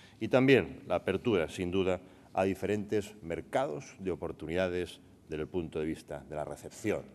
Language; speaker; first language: Spanish; native; Spanish